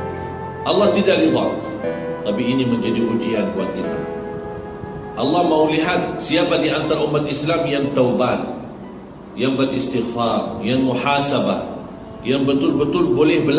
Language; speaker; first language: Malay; non-native, fluent; Arabic